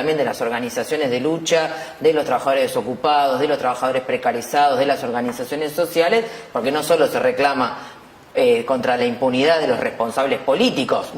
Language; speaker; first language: Spanish; native; Spanish